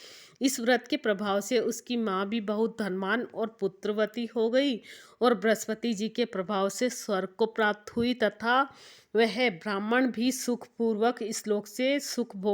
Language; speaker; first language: Hindi; native; Hindi